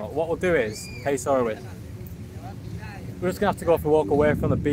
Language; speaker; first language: English; native; English